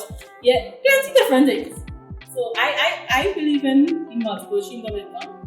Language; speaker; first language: English; native; English